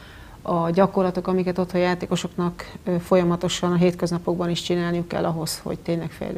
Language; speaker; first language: Hungarian; native; Hungarian